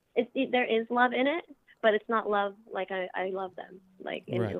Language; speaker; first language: English; native; English